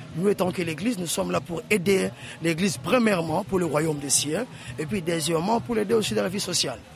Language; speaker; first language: French; non-native, local second language; Lingala